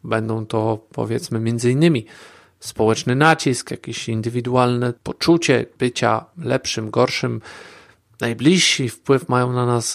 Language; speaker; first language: Polish; native; Polish